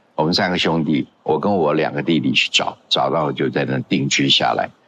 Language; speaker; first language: Chinese; non-native, local second language; Hakka Chinese